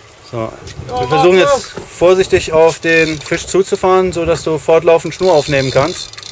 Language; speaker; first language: German; native; German